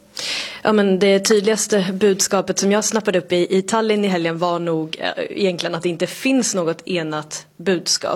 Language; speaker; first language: Swedish; native; Swedish